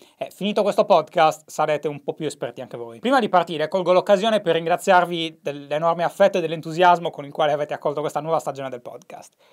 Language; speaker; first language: Italian; native; Italian